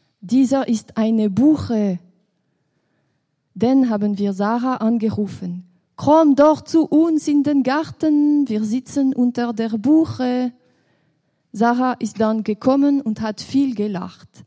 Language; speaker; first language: German; non-native, local second language; French